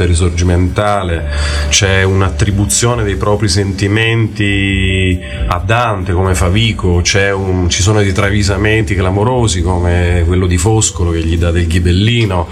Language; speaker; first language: Italian; native; Italian